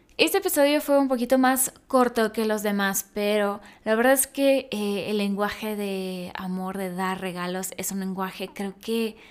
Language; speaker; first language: Spanish; early bilingual, other home language; Russian